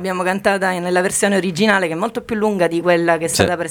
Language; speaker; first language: Italian; native; Italian